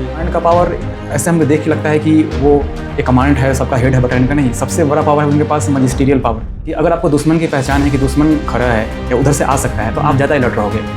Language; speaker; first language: Hindi; native; Hindi